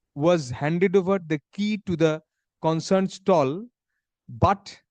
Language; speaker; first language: English; non-native, local second language; Bangla